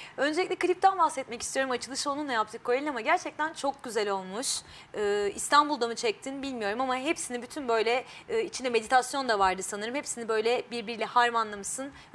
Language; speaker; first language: Turkish; native; Turkish